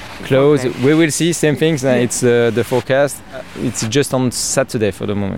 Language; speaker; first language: English; non-native, learner; French